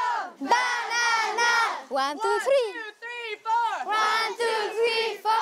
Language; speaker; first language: French; native; French